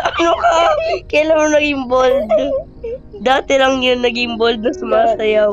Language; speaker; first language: Filipino; native; Filipino